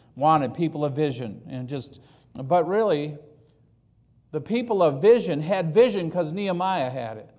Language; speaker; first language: English; early bilingual, other home language; Polish